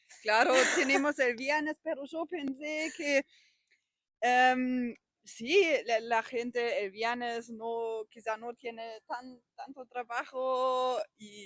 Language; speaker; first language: Spanish; non-native, learner; German